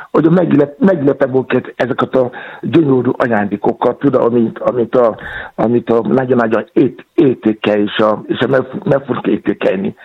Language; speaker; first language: Hungarian; non-native, fluent; Yoruba